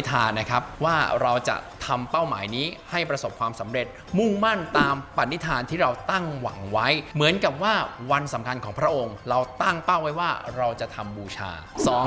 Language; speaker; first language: Thai; native; Thai